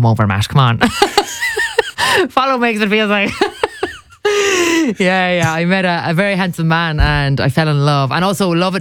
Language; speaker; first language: English; native; English